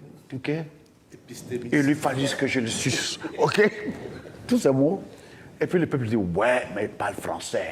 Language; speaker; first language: French; non-native, local second language; Dyula